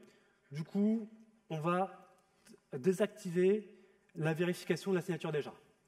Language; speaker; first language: French; native; French